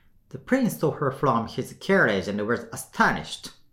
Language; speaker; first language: English; non-native, fluent; Japanese